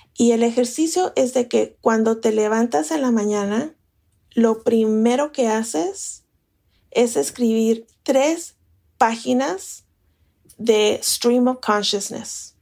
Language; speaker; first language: Spanish; native; Spanish